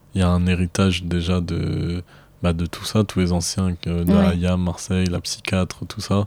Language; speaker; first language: French; native; French